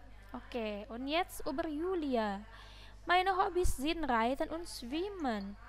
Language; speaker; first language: German; non-native, learner; Indonesian